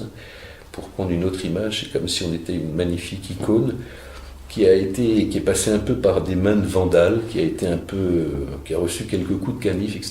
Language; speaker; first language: French; native; French